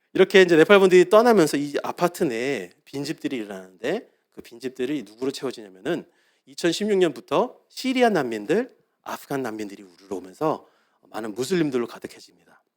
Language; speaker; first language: Korean; native; Korean